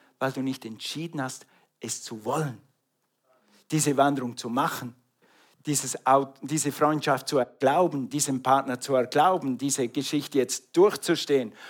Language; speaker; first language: German; native; German